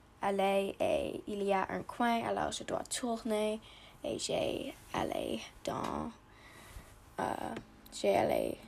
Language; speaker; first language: French; non-native, learner; English